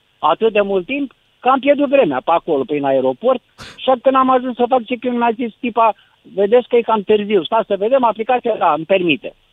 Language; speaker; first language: Romanian; native; Romanian